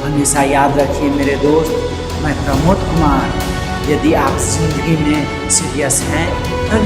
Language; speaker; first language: Hindi; non-native, local second language; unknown